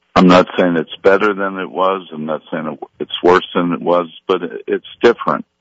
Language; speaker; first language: English; native; English